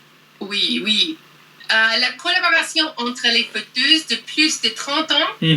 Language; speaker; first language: French; non-native, learner; English